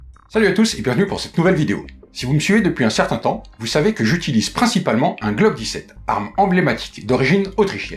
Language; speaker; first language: French; native; French